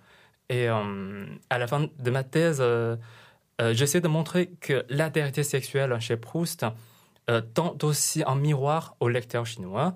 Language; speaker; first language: French; non-native, fluent; Chinese